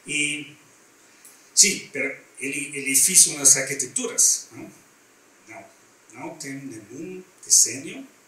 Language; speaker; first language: Portuguese; non-native, learner; German